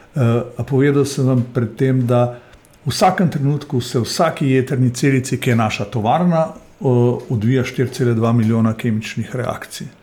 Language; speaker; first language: Slovenian; native; Slovenian